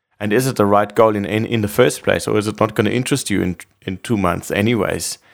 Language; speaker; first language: English; non-native, fluent; German